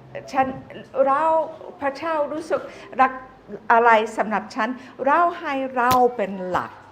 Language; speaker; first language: Thai; non-native, fluent; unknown